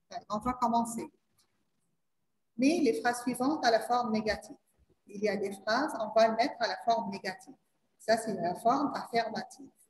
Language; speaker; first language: French; non-native, learner; Arabic